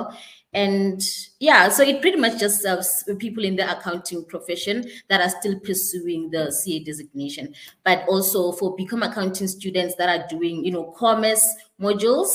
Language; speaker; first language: English; non-native, local second language; Northern Sotho